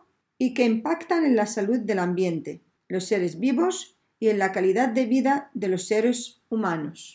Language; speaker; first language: Spanish; native; Spanish